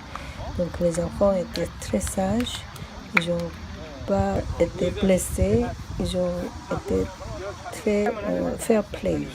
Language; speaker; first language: French; non-native, fluent; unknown